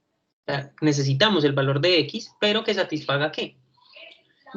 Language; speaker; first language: Spanish; native; Spanish